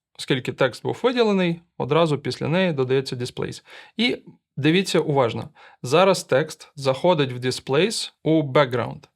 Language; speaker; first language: Ukrainian; non-native, local second language; Russian